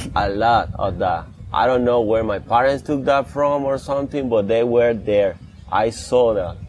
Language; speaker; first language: English; early bilingual, other home language; Spanish